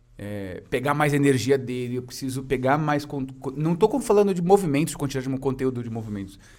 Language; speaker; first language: Portuguese; native; Portuguese